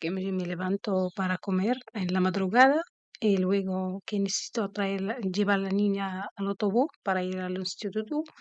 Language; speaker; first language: Spanish; non-native, learner; Arabic